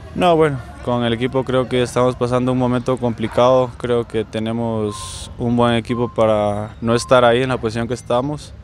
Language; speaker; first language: Spanish; native; Spanish